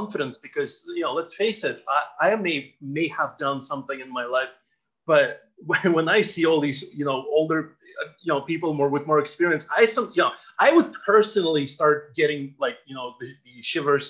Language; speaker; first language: English; non-native, fluent; Ukrainian